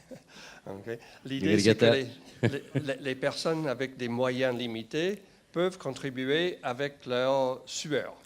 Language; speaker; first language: French; non-native, fluent; English